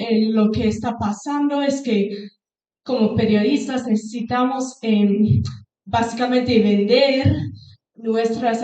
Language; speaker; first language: Spanish; non-native, fluent; English